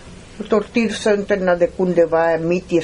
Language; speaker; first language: Swedish; non-native, fluent; Spanish